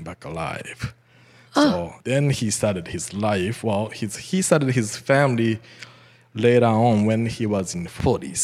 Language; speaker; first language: English; non-native, fluent; Japanese